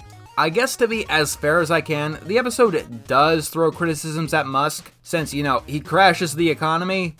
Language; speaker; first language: English; native; English